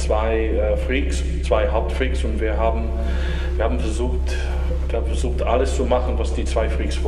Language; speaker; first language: German; non-native, fluent; English